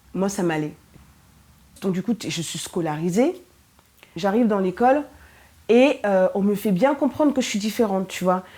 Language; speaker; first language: French; early bilingual, other home language; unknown